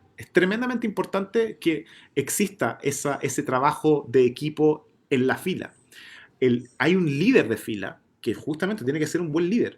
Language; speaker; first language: Spanish; native; Spanish